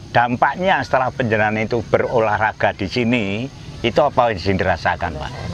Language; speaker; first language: Indonesian; non-native, local second language; Javanese